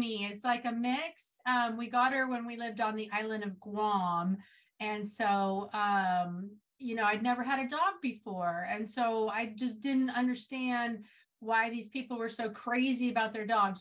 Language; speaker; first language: English; native; English